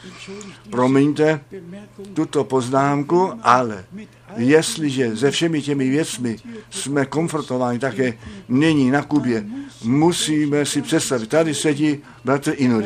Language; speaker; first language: Czech; non-native, fluent; German